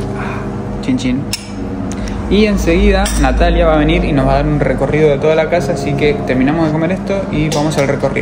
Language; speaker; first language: Spanish; native; Spanish